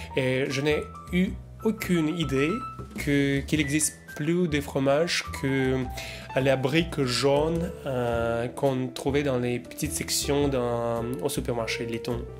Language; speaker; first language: French; non-native, fluent; Russian